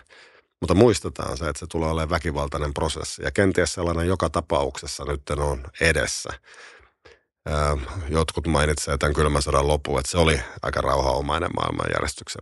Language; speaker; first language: Finnish; native; Finnish